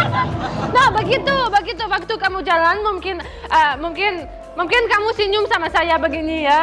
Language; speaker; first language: Indonesian; non-native, learner; Russian